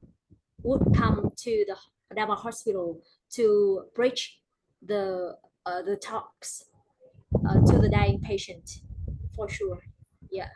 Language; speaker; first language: English; non-native, learner; Vietnamese